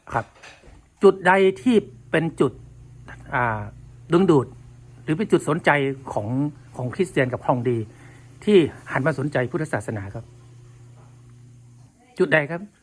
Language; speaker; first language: Thai; native; Thai